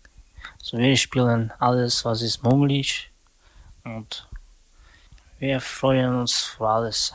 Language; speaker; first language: German; non-native, learner; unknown